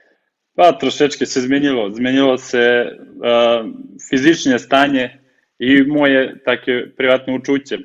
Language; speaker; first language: Polish; non-native, fluent; Serbian